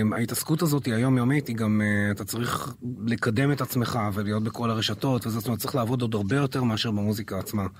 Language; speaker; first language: Hebrew; native; Hebrew